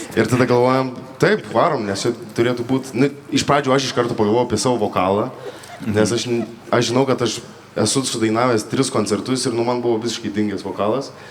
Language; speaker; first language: Lithuanian; native; Lithuanian